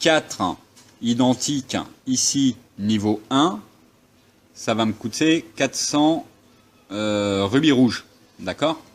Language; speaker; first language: French; native; French